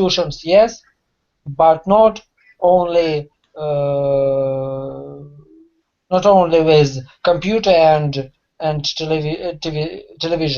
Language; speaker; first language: English; non-native, learner; Russian